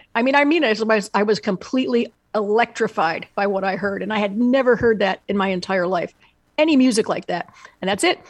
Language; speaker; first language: English; native; English